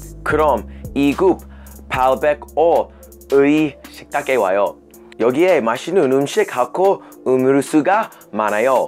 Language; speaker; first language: Korean; non-native, learner; English